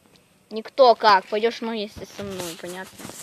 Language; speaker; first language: Russian; native; Russian